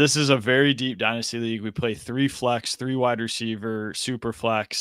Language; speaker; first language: English; native; English